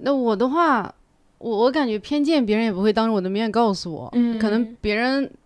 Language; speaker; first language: Chinese; native; Chinese